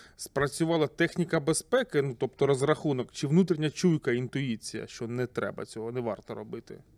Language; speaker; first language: Ukrainian; native; Ukrainian